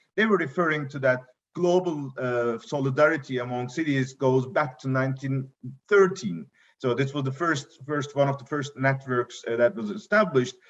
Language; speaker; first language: English; non-native, fluent; Turkish